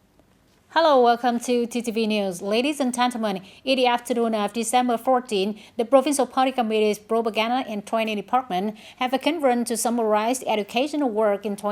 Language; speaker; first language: English; non-native, fluent; Vietnamese